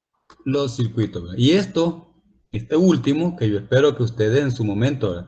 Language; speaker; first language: Spanish; native; Spanish